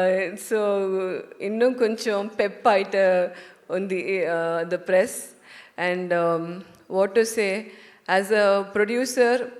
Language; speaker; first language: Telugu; non-native, learner; Tamil